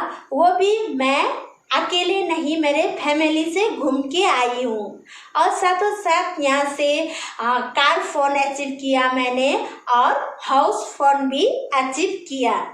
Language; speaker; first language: Hindi; non-native, local second language; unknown